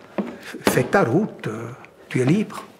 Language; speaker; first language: French; non-native, local second language; German